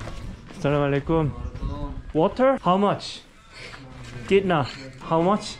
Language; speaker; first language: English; non-native, learner; Korean